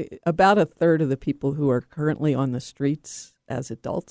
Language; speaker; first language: English; native; English